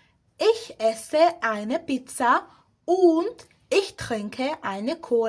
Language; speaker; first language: German; non-native, fluent; Spanish